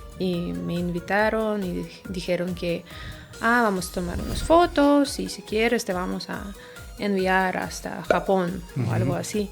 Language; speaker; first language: Spanish; non-native, fluent; Russian